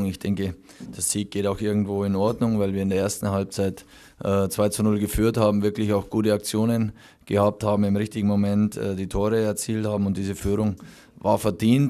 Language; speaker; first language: German; native; German